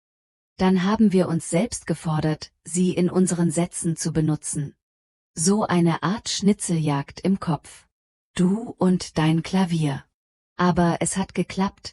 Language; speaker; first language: German; non-native, fluent; Polish